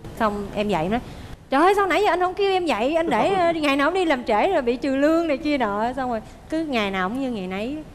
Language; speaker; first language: Vietnamese; native; Vietnamese